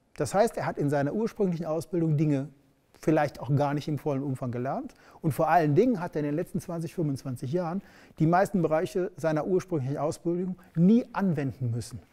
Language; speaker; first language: German; native; German